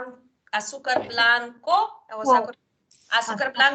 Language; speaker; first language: Spanish; non-native, fluent; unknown